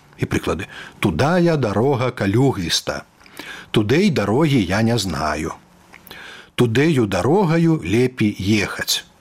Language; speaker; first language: Belarusian; native; Belarusian